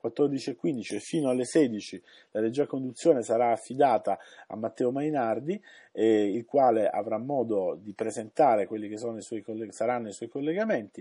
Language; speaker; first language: Italian; native; Italian